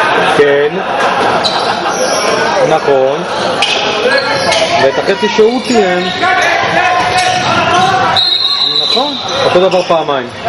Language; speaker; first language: Hebrew; native; Hebrew